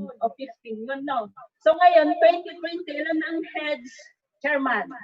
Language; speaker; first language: Filipino; native; Filipino